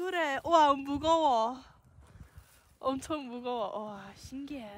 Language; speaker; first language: Korean; non-native, learner; English